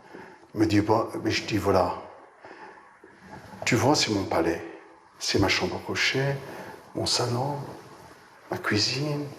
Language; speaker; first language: French; non-native, local second language; Arabic